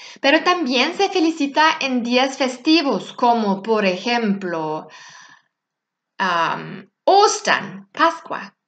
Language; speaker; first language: Spanish; non-native, fluent; German